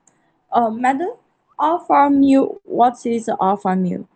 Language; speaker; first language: English; non-native, learner; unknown